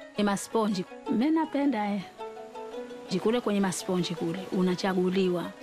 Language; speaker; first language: Swahili; native; Swahili